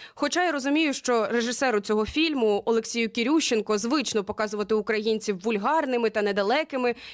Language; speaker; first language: Ukrainian; native; Ukrainian